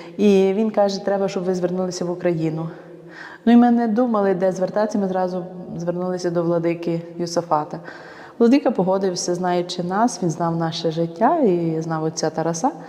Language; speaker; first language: Ukrainian; native; Ukrainian